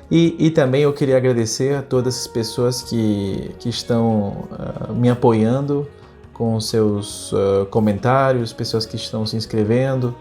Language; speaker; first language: Portuguese; non-native, fluent; Spanish